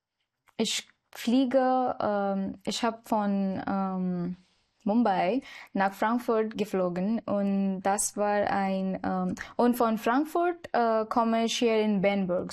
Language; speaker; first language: German; non-native, learner; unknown